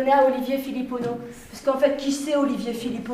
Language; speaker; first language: French; native; French